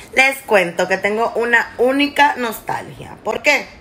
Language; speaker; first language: Spanish; native; Spanish